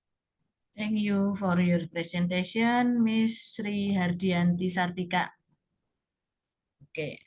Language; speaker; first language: English; non-native, learner; Indonesian